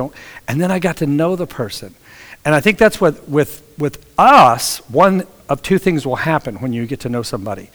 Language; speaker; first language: English; native; English